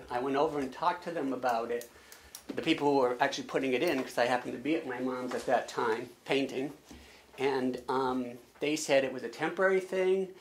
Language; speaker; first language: English; native; English